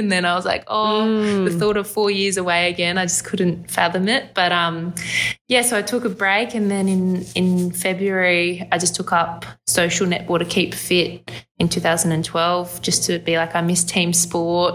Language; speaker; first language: English; native; English